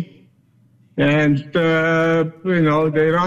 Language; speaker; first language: English; non-native, learner; Romanian